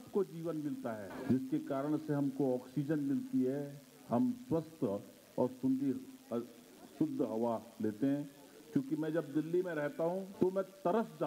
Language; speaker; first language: Hindi; native; Hindi